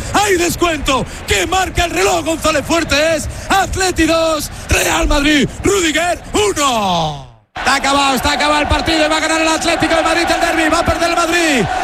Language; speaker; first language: Spanish; native; Spanish